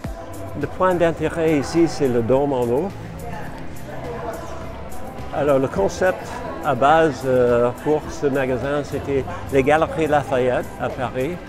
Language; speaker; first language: French; non-native, fluent; English